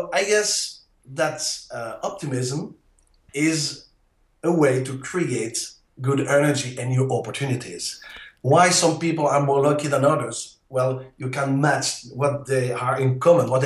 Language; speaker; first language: English; non-native, fluent; French